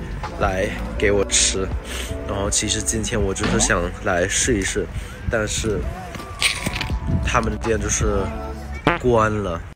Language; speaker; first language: Chinese; non-native, fluent; Thai